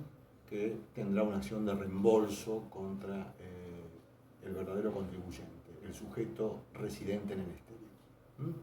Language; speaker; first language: Spanish; native; Spanish